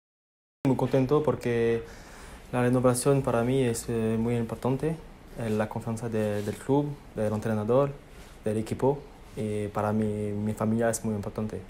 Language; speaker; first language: Spanish; non-native, learner; French